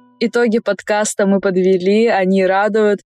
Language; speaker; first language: Russian; native; Russian